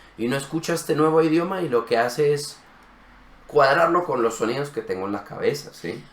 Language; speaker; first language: Spanish; native; Spanish